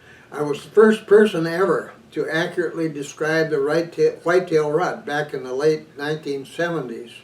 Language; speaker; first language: English; native; English